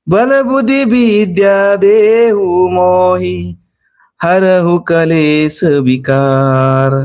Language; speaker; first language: Hindi; non-native, local second language; Marathi